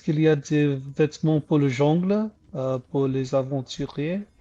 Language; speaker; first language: French; non-native, learner; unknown